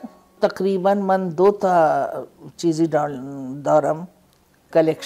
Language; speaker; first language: Persian; non-native, fluent; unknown